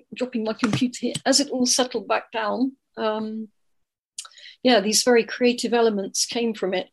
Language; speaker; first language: English; native; English